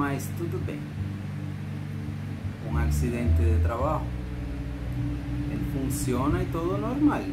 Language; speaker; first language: Portuguese; non-native, fluent; Spanish